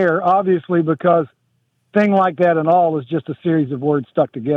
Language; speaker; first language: English; native; English